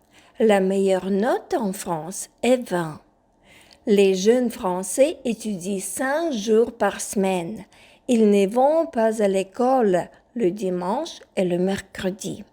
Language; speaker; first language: French; non-native, fluent; Ukrainian